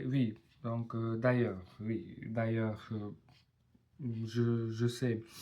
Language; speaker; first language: French; non-native, learner; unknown